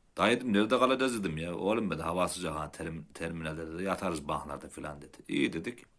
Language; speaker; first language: Turkish; native; Turkish